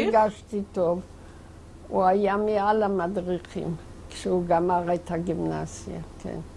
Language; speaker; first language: Hebrew; non-native, fluent; Yiddish